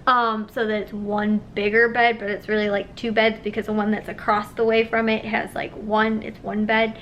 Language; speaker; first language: English; native; English